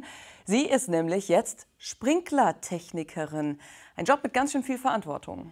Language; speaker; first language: German; native; German